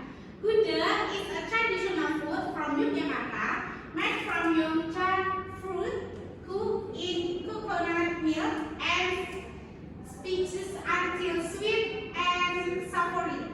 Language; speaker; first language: English; non-native, learner; Indonesian